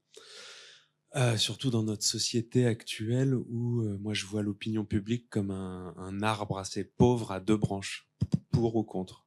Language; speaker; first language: French; native; French